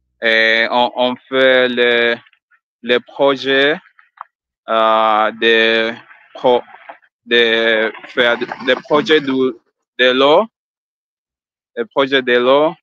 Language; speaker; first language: French; non-native, learner; Swahili